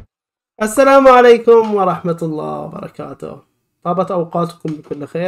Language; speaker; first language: Arabic; native; Arabic